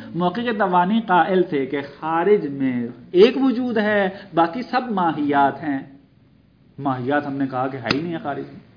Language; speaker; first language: Urdu; non-native, local second language; Punjabi